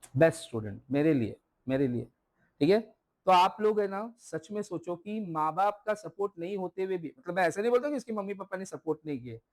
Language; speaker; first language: Hindi; non-native, local second language; Marathi